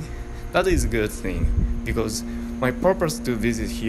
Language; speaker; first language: English; non-native, learner; Japanese